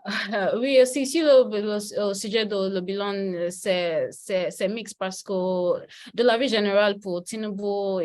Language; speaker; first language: French; non-native, learner; Yoruba